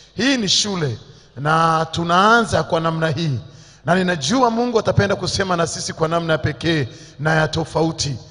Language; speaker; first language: Swahili; native; Swahili